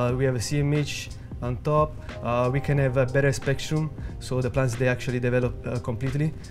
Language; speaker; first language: English; non-native, learner; Italian